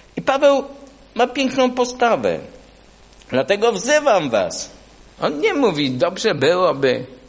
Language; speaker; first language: Polish; non-native, fluent; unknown